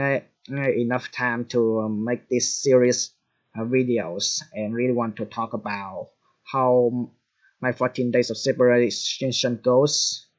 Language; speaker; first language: English; non-native, fluent; Vietnamese